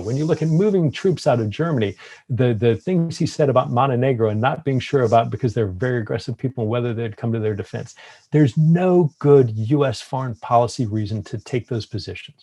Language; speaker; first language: English; native; English